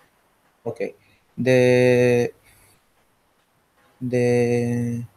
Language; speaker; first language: English; non-native, learner; Spanish